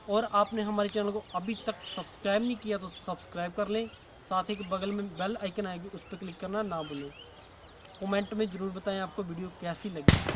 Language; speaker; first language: Hindi; non-native, local second language; Punjabi